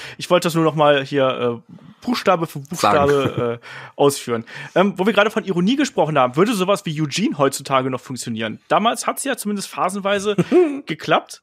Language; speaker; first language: German; native; German